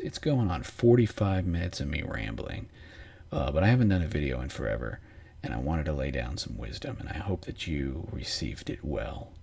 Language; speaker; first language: English; native; English